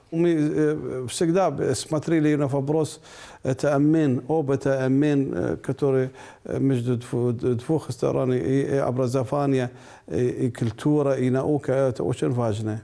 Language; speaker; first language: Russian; non-native, learner; Arabic